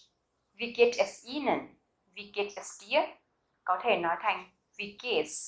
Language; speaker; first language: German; non-native, fluent; Vietnamese